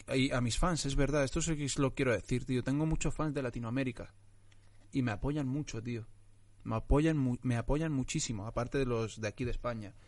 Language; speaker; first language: Spanish; early bilingual, other home language; Arabic